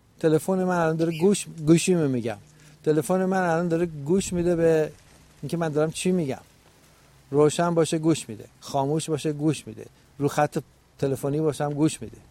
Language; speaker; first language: Persian; native; Persian